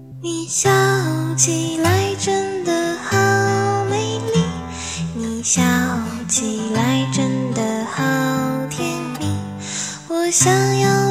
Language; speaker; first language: Chinese; native; Chinese